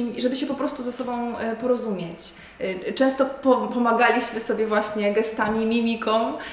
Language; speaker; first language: Polish; native; Polish